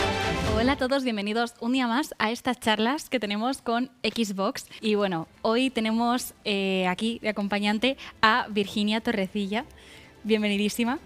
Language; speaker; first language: Spanish; native; Spanish